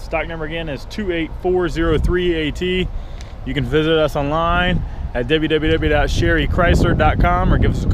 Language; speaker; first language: English; native; English